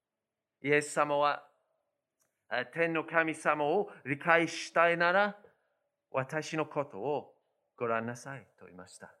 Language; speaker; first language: Japanese; non-native, fluent; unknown